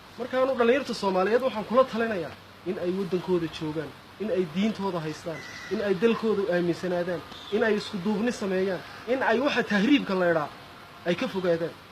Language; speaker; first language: Somali; native; Somali